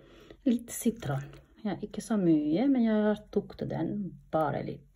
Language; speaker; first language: Norwegian; non-native, learner; Albanian